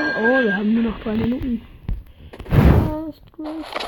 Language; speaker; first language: German; early bilingual, other home language; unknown